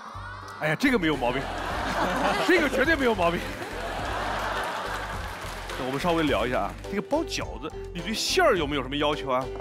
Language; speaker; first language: Chinese; native; Chinese